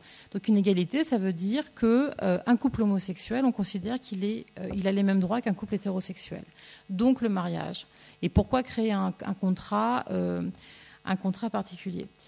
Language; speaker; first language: French; native; French